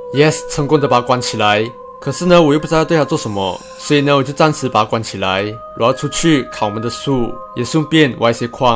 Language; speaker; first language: Chinese; native; Chinese